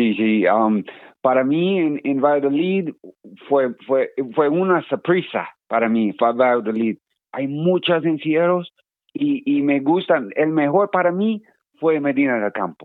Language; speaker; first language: Spanish; non-native, learner; English